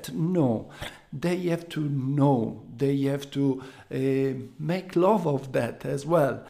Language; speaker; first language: English; non-native, learner; Italian